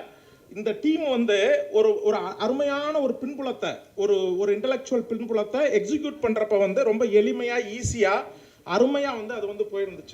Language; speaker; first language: Tamil; native; Tamil